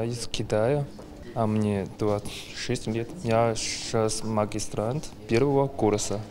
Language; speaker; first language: Russian; non-native, learner; Chinese